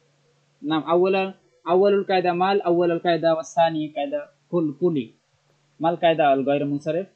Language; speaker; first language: Arabic; non-native, learner; Bangla